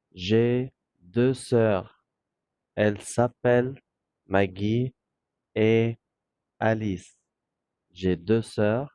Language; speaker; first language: French; non-native, fluent; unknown